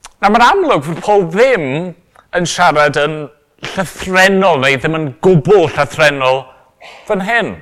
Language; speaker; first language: Welsh; native; Welsh